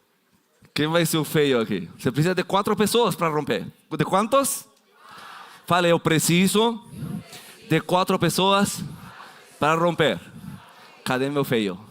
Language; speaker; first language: Portuguese; non-native, fluent; Spanish